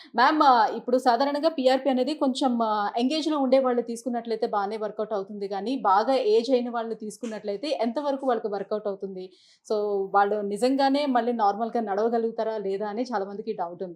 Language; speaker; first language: Telugu; native; Telugu